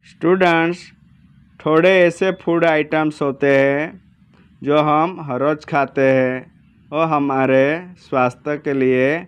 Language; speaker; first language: Hindi; non-native, local second language; Gujarati